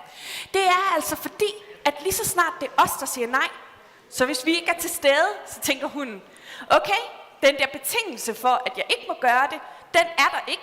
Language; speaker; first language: Danish; native; Danish